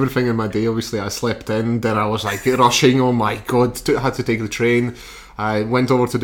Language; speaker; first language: English; early bilingual, other home language; Slovak